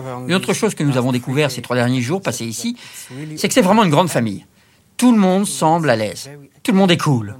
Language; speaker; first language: French; native; French